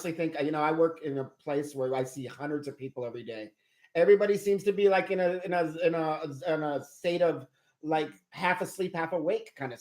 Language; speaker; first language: English; native; English